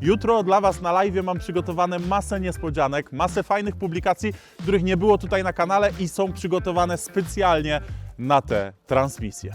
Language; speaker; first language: Polish; native; Polish